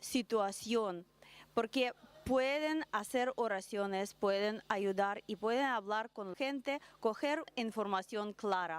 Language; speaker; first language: Spanish; non-native, learner; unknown